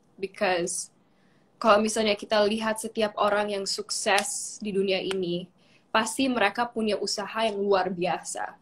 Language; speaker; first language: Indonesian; early bilingual, heritage; Indonesian